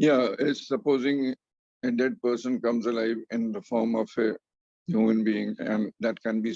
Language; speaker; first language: English; non-native, fluent; Hindi